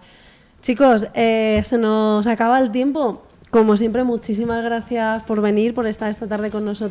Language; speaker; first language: Spanish; native; Spanish